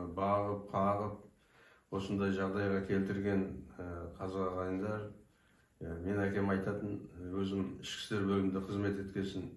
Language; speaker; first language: Kazakh; non-native, local second language; Turkish